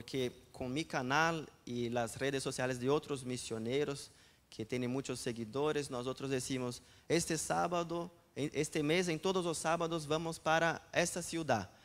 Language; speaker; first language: Spanish; non-native, fluent; Portuguese